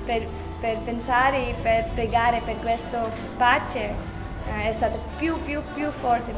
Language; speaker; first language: Italian; non-native, fluent; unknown